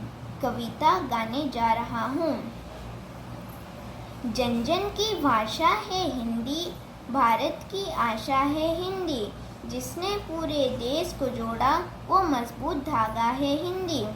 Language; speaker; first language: Hindi; non-native, local second language; Odia